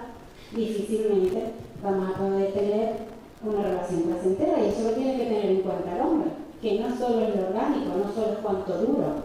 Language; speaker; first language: Spanish; native; Spanish